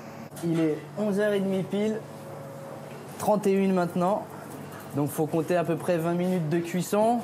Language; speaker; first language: French; native; French